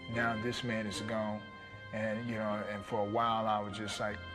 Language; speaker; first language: English; native; English